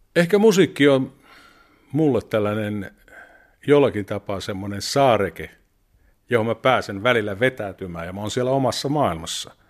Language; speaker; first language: Finnish; native; Finnish